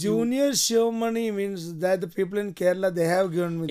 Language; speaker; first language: English; non-native, local second language; Malayalam